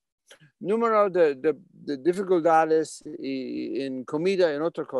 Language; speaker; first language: Spanish; non-native, fluent; English